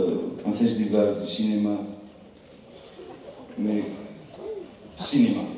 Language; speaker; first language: French; non-native, learner; English